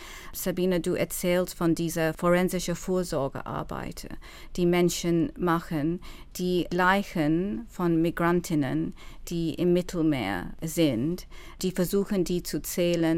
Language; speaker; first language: German; non-native, fluent; English